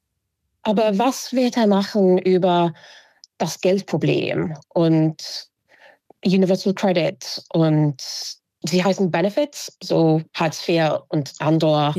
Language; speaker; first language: German; non-native, fluent; English